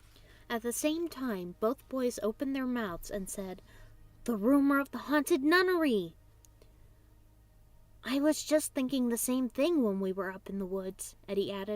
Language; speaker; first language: English; native; English